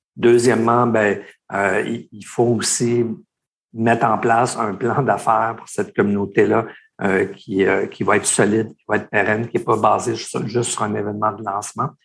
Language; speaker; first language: French; native; French